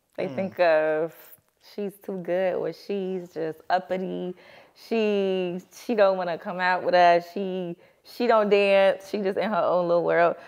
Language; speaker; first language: English; native; English